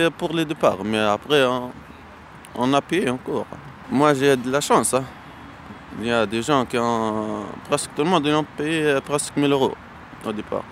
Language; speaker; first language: French; non-native, local second language; Arabic